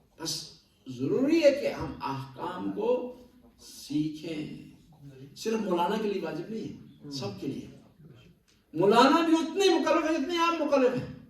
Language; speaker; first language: Urdu; non-native, local second language; Punjabi